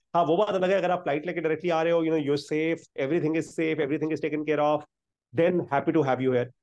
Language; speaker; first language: Hindi; native; Hindi